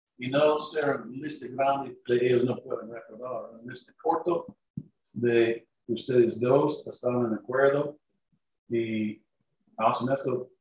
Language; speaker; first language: Spanish; non-native, learner; English